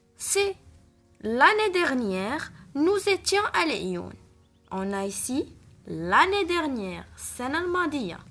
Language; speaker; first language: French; non-native, local second language; Arabic